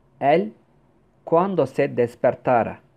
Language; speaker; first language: Spanish; non-native, fluent; Turkish